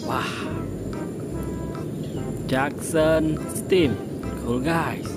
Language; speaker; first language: English; non-native, learner; Indonesian